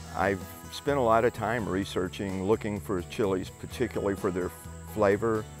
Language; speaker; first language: English; native; English